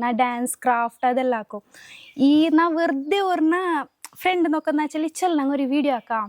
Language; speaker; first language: Malayalam; non-native, local second language; Hindi